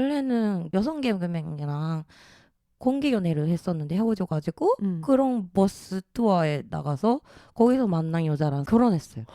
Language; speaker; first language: Korean; early bilingual, heritage; Japanese